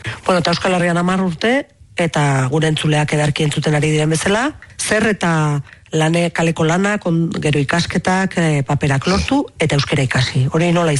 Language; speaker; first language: Basque; native; Basque